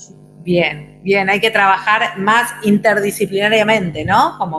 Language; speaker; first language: Spanish; native; Spanish